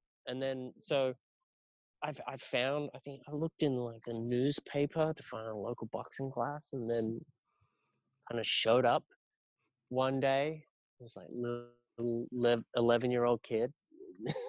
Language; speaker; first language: English; native; English